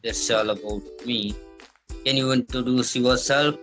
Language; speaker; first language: English; non-native, learner; Hindi